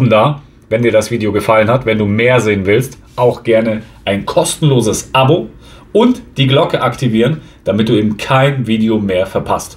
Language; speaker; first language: German; native; German